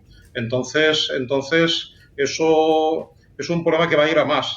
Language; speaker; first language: Spanish; native; Spanish